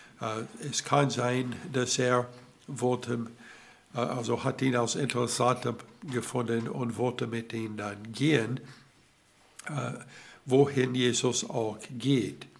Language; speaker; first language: German; non-native, learner; English